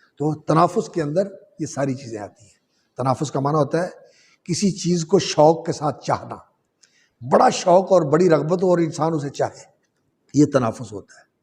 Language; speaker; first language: Urdu; non-native, local second language; Punjabi